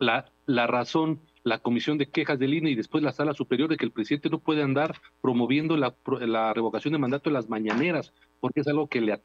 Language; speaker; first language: Spanish; native; Spanish